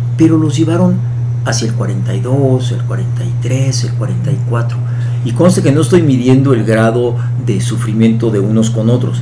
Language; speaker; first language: Spanish; early bilingual, other home language; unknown